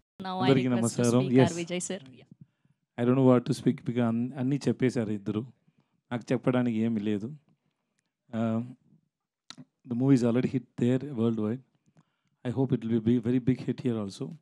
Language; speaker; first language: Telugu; non-native, learner; Tamil